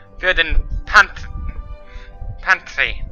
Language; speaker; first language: German; non-native, learner; English